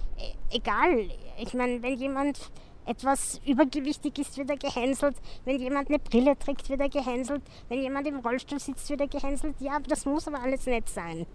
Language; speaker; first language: German; native; German